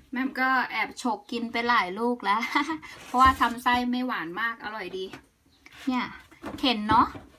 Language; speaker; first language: Thai; native; Thai